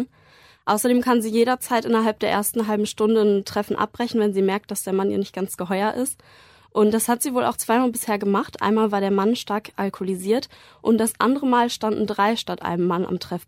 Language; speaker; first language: German; native; German